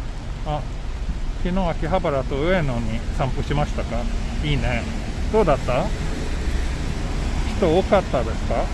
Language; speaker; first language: Japanese; non-native, fluent; Swedish